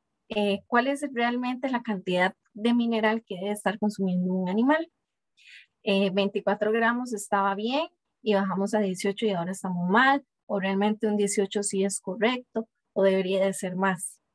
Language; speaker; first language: Spanish; native; Spanish